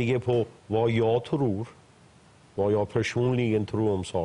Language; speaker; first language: Swedish; non-native, fluent; Persian